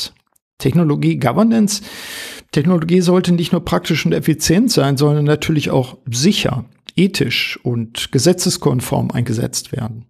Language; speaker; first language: German; native; German